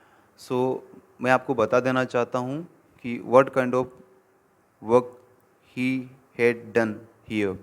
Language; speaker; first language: English; non-native, local second language; Hindi